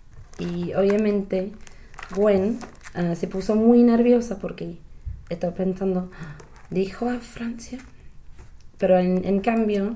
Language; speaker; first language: Spanish; non-native, learner; English